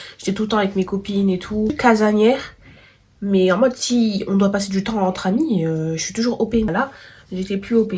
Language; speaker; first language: French; native; French